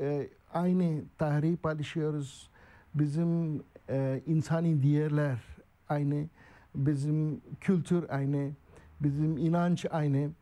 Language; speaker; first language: Turkish; non-native, learner; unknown